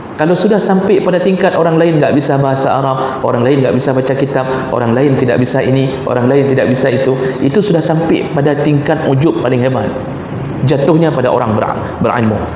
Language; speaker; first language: Malay; non-native, local second language; Achinese